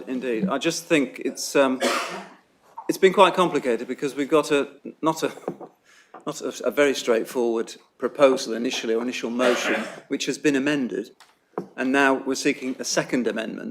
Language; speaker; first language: English; native; English